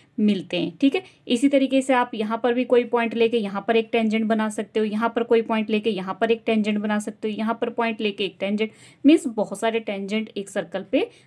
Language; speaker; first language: Hindi; native; Hindi